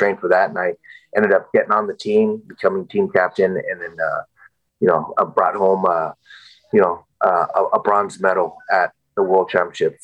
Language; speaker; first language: English; native; English